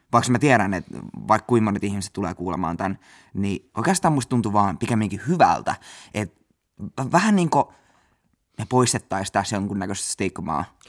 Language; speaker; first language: Finnish; native; Finnish